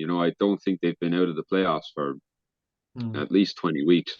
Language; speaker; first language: English; native; English